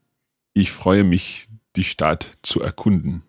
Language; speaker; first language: German; non-native, learner; English